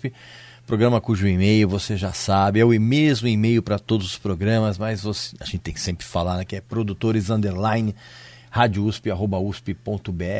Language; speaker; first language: Portuguese; native; Portuguese